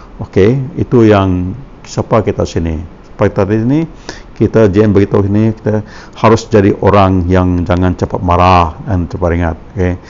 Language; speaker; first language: Malay; non-native, local second language; Iban